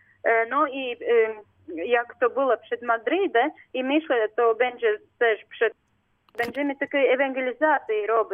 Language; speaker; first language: Polish; non-native, learner; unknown